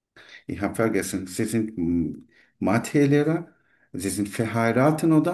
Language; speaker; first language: German; non-native, learner; Turkish